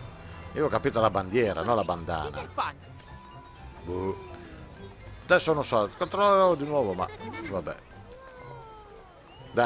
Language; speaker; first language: Italian; native; Italian